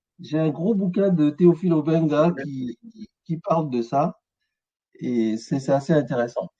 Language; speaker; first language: French; non-native, local second language; Ewe